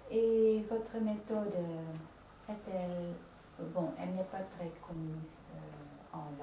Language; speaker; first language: French; non-native, fluent; Dutch